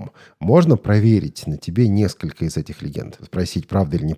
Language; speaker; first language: Russian; native; Russian